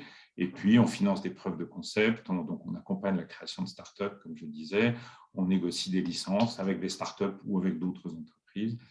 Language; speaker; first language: French; native; French